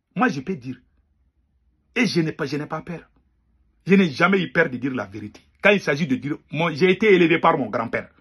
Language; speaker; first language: French; non-native, local second language; Bambara